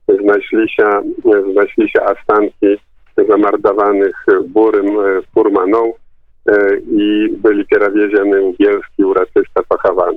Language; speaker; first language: Polish; non-native, local second language; Belarusian